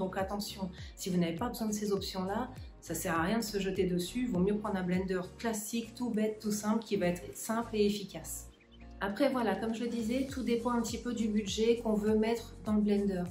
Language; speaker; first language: French; native; French